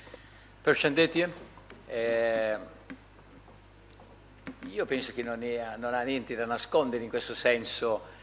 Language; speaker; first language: Italian; non-native, fluent; Portuguese